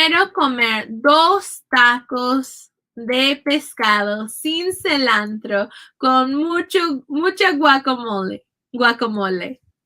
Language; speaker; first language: Spanish; non-native, fluent; English